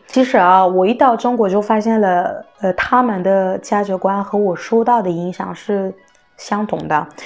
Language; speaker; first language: Chinese; non-native, fluent; French